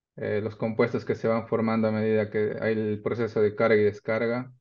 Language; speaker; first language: Spanish; native; Spanish